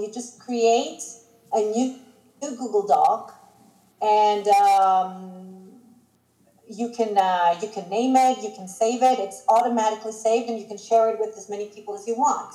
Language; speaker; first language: English; non-native, fluent; Greek